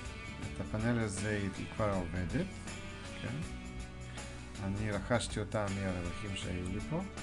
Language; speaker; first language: Hebrew; non-native, fluent; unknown